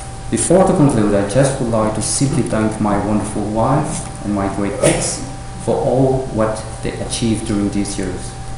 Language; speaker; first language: English; non-native, fluent; French